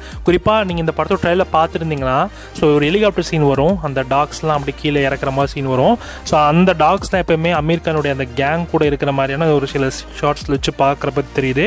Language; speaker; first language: Tamil; native; Tamil